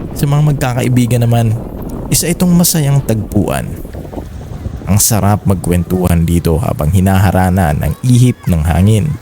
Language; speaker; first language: Filipino; non-native, local second language; Bikol